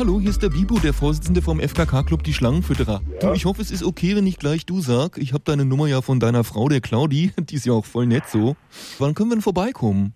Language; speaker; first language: German; native; German